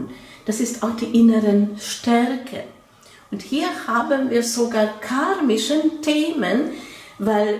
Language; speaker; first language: German; non-native, fluent; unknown